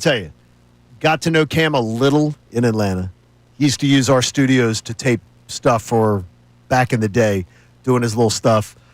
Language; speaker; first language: English; native; English